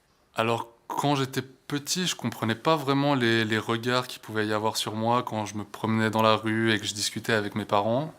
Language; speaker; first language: French; non-native, local second language; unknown